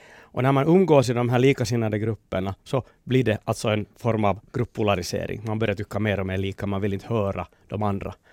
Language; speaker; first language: Swedish; native; Swedish